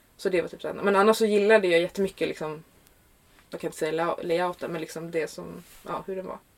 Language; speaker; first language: Swedish; native; Swedish